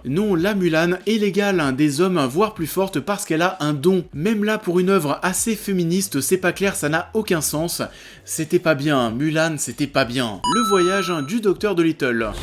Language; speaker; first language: French; native; French